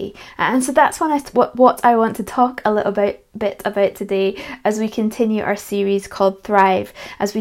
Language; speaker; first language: English; native; English